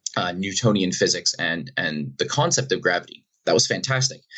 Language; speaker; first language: English; native; English